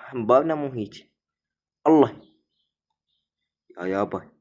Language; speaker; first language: Arabic; native; Arabic